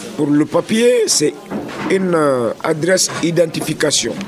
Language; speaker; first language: French; non-native, local second language; Fula